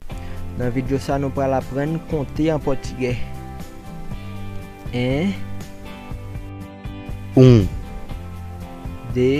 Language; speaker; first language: Portuguese; non-native, learner; Haitian Creole